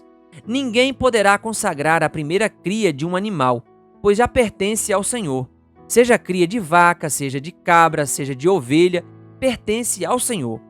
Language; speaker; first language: Portuguese; native; Portuguese